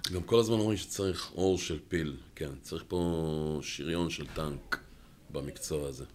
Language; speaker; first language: Hebrew; native; Hebrew